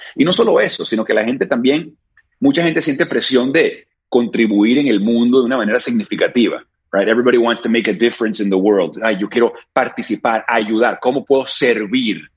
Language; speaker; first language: Spanish; native; Spanish